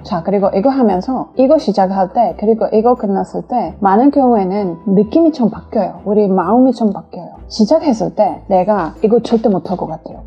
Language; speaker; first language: Korean; non-native, fluent; English